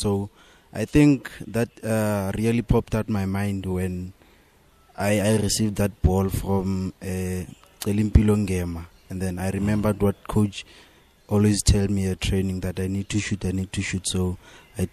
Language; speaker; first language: English; non-native, local second language; Zulu